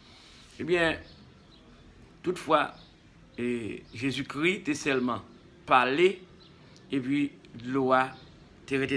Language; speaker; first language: French; non-native, local second language; Haitian Creole